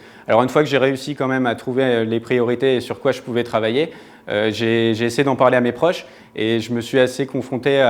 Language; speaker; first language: French; native; French